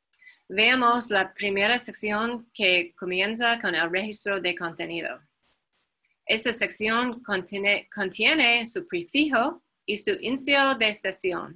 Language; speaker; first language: Spanish; non-native, fluent; English